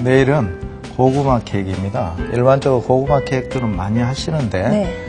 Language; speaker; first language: Korean; native; Korean